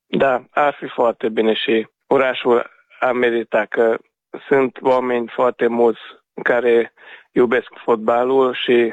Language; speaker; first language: Romanian; non-native, local second language; Hungarian